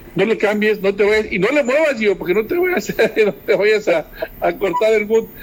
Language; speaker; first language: Spanish; native; Spanish